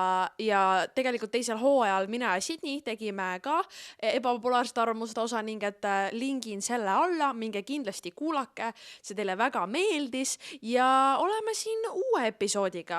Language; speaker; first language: Estonian; native; Estonian